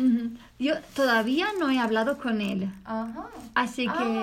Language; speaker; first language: Spanish; native; Spanish